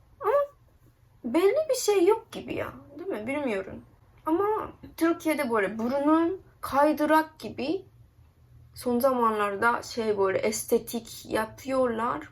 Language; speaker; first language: Turkish; non-native, learner; Japanese